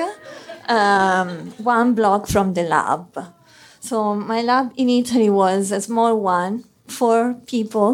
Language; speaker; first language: English; non-native, fluent; Italian